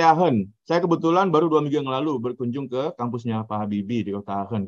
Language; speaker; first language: Indonesian; native; Indonesian